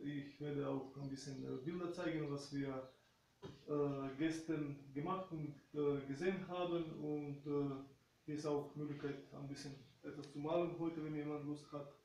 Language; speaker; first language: German; non-native, fluent; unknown